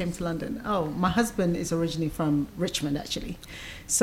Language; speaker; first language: English; native; English